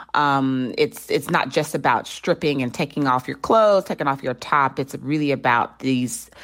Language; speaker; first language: English; native; English